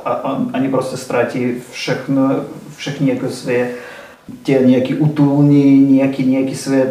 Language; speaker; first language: Czech; non-native, learner; Russian